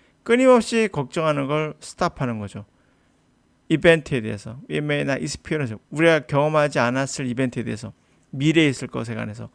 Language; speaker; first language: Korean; native; Korean